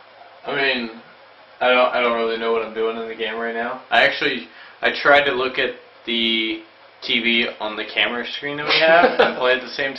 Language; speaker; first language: English; native; English